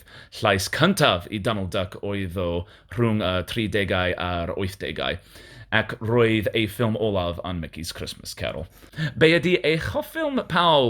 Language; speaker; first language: Welsh; non-native, learner; English